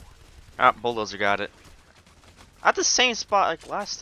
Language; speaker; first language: English; non-native, fluent; Swedish